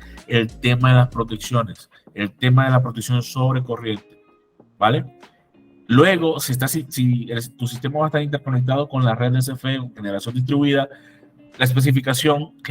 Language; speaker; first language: Spanish; native; Spanish